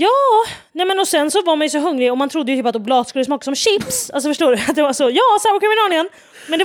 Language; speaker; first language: Swedish; native; Swedish